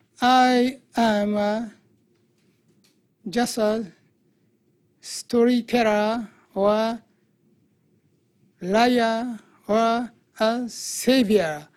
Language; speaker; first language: English; non-native, learner; Japanese